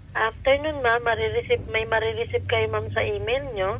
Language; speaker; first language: Filipino; native; Filipino